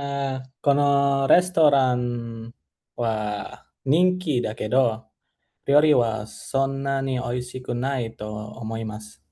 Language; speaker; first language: Japanese; non-native, learner; Indonesian